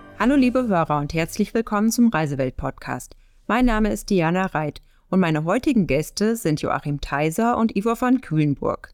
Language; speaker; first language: German; native; German